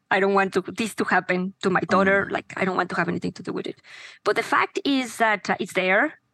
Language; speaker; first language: English; non-native, fluent; Spanish